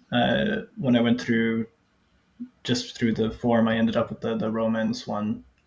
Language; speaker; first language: English; non-native, fluent; Norwegian